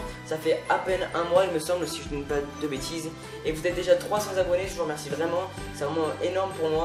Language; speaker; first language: French; native; French